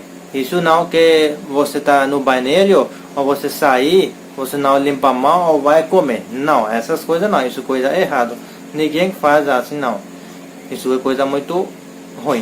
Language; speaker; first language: Portuguese; non-native, learner; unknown